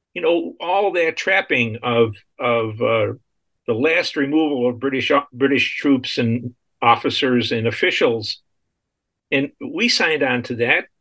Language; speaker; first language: English; native; English